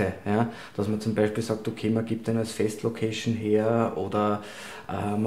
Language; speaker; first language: German; native; German